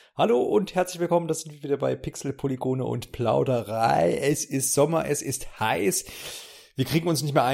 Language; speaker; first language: German; native; German